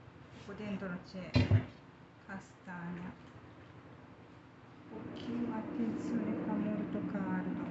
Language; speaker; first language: Italian; non-native, learner; Japanese